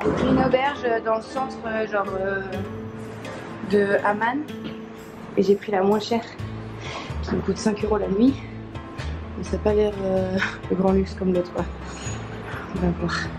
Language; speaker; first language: French; native; French